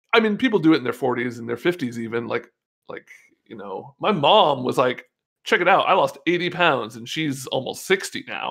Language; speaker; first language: English; native; English